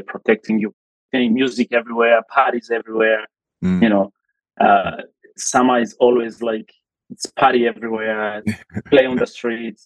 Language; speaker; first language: English; non-native, learner; Rundi